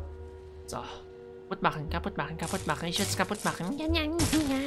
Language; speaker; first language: German; native; German